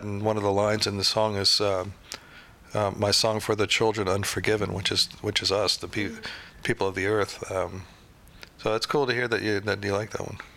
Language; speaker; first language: English; native; English